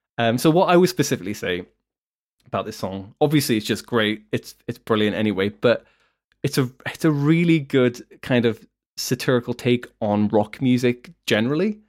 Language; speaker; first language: English; native; English